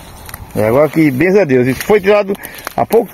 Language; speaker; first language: Portuguese; native; Portuguese